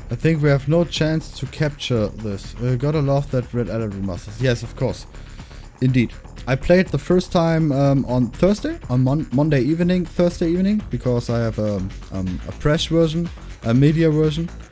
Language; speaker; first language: English; non-native, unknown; German